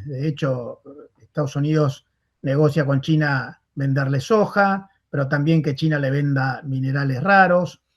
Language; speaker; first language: Spanish; native; Spanish